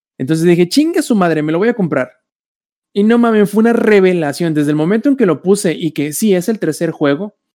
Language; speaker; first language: Spanish; native; Spanish